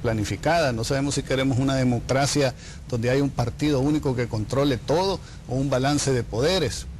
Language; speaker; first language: Spanish; native; Spanish